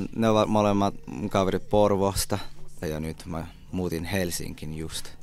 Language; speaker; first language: Finnish; non-native, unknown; Spanish